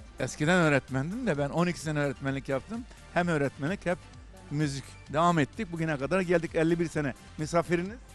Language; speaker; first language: Turkish; native; Turkish